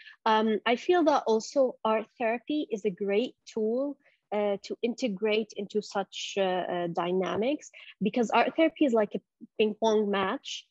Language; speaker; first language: English; non-native, fluent; Arabic